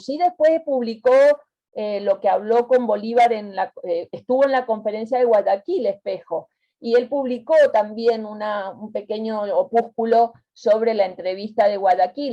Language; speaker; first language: Spanish; native; Spanish